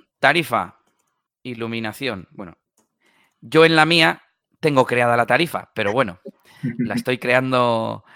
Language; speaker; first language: Spanish; native; Spanish